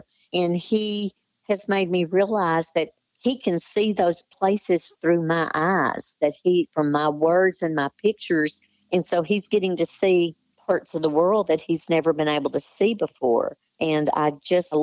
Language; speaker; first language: English; native; English